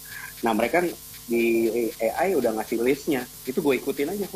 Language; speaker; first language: Indonesian; native; Indonesian